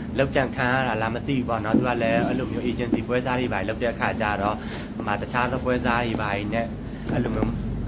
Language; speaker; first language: Burmese; native; Burmese